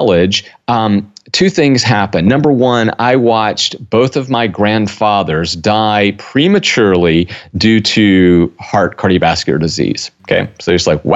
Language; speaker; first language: English; native; English